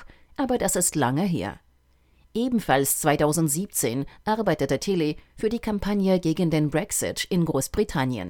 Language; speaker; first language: German; native; German